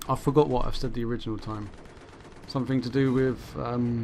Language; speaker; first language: English; native; English